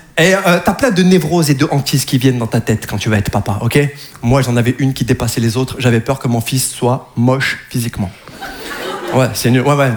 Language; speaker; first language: French; native; French